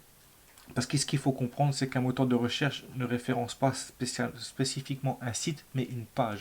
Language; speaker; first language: French; native; French